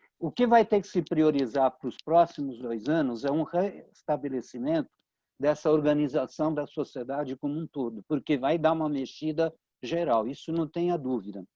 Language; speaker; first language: Portuguese; early bilingual, other home language; Italian